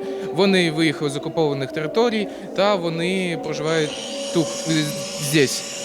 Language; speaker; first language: Ukrainian; non-native, local second language; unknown